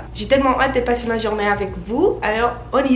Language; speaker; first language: French; non-native, fluent; English